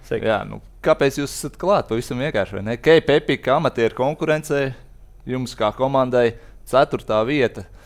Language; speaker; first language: Latvian; native; Latvian